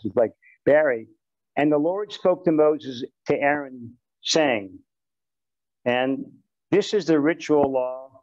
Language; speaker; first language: English; native; English